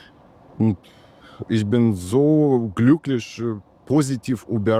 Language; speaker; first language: German; non-native, learner; Russian